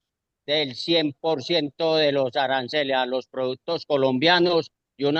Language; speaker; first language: Spanish; native; Spanish